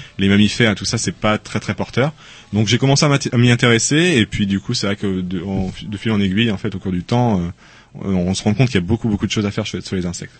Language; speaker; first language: French; native; French